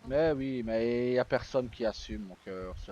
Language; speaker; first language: French; native; French